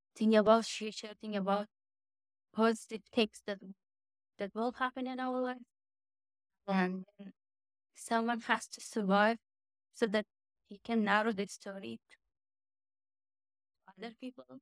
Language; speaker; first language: English; non-native, fluent; Persian